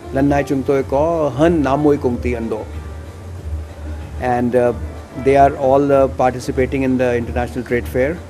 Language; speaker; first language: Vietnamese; non-native, learner; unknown